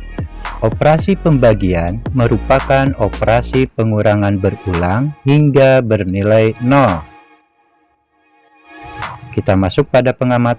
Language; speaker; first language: Indonesian; native; Indonesian